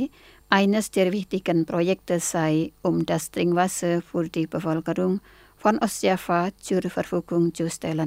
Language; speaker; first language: German; non-native, fluent; Indonesian